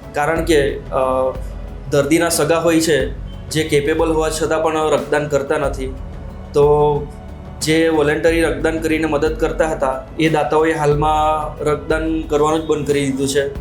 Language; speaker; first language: Gujarati; non-native, local second language; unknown